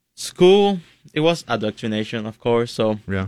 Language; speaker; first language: English; non-native, fluent; Spanish